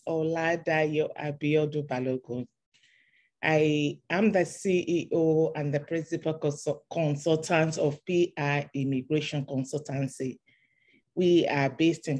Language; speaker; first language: English; non-native, local second language; Yoruba